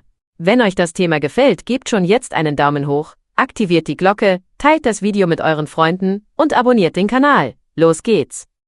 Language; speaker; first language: German; native; German